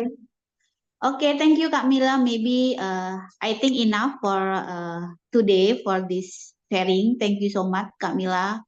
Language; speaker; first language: English; non-native, learner; Indonesian